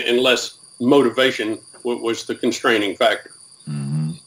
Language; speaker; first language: English; native; English